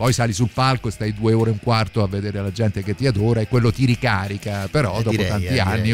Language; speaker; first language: Italian; native; Italian